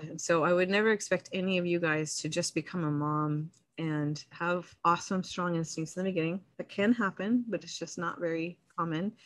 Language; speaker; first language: English; native; English